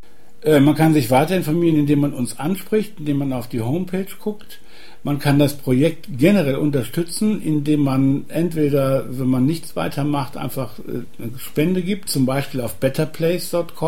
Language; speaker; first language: German; native; German